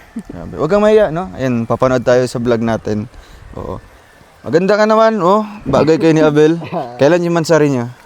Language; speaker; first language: Filipino; non-native, local second language; Cebuano